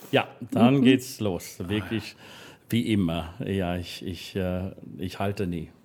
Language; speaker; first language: German; non-native, fluent; English